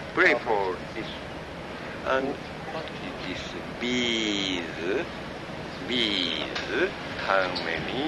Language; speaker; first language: English; non-native, learner; Japanese